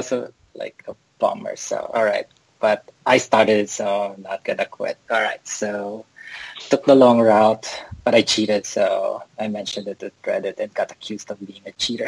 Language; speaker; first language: English; non-native, local second language; Filipino